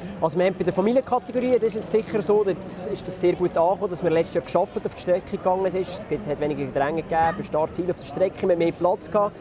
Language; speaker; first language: German; native; German